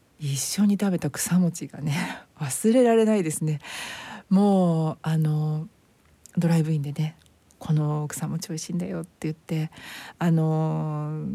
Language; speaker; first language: Japanese; native; Japanese